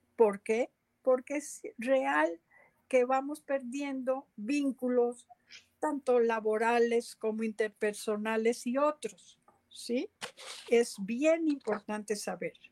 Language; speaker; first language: Spanish; native; Spanish